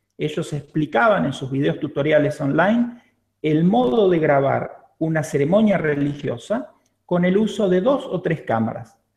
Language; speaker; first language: Spanish; native; Spanish